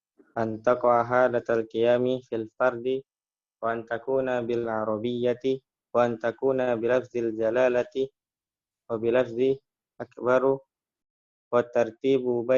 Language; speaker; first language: Arabic; non-native, learner; Indonesian